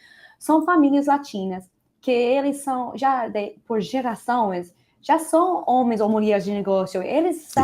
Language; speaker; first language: Portuguese; non-native, fluent; Spanish